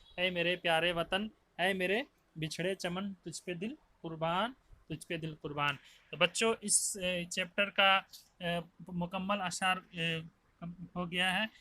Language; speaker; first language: Urdu; native; Urdu